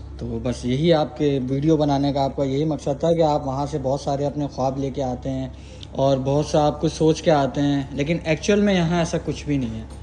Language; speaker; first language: Urdu; non-native, local second language; Punjabi